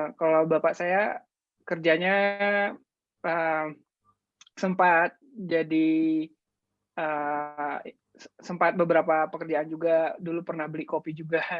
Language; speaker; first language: Indonesian; non-native, local second language; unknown